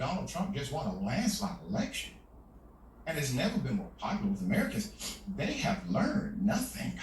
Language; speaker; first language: English; native; English